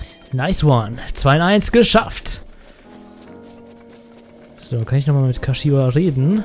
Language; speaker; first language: German; native; German